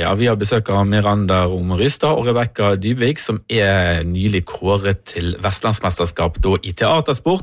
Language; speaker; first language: Norwegian; native; Norwegian